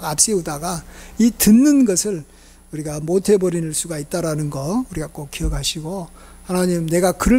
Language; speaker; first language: Korean; native; Korean